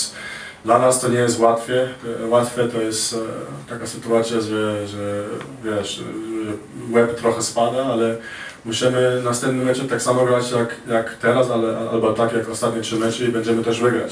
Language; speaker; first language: Polish; early bilingual, heritage; Polish